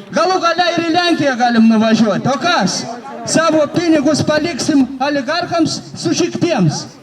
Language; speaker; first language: Lithuanian; native; Lithuanian